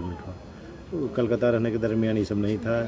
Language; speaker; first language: Hindi; native; Hindi